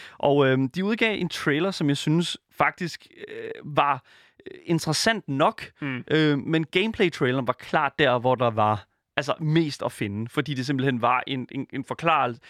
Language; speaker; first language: Danish; native; Danish